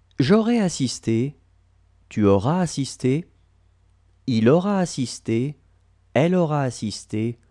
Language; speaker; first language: French; native; French